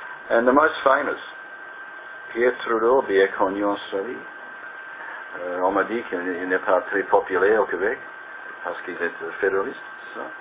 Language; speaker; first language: French; non-native, learner; English